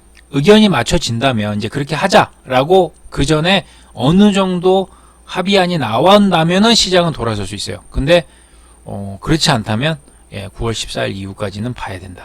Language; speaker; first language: Korean; native; Korean